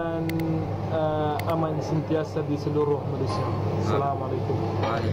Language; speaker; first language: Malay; non-native, fluent; Arabic